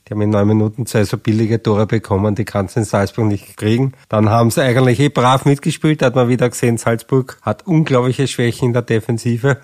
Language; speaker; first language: German; native; German